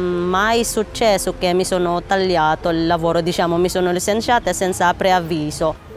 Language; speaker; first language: Italian; non-native, learner; Filipino